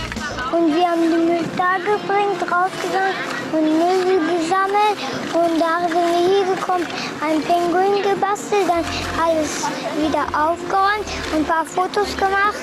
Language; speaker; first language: German; non-native, learner; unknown